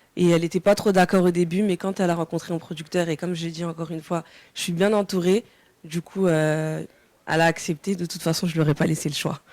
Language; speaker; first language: French; early bilingual, other home language; Wolof